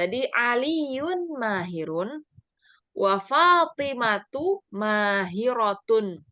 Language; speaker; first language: Arabic; non-native, fluent; Indonesian